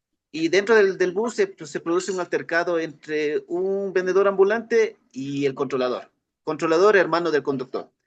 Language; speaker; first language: Spanish; native; Spanish